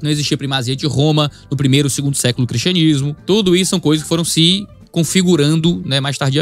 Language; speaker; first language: Portuguese; native; Portuguese